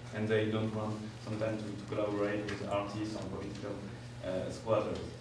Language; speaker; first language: English; non-native, fluent; French